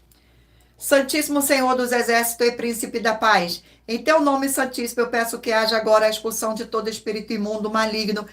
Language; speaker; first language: Portuguese; native; Portuguese